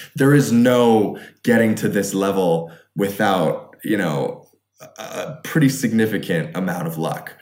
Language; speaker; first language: English; early bilingual, other home language; Chinese